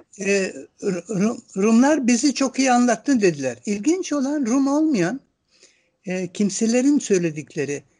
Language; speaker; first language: Turkish; non-native, local second language; Greek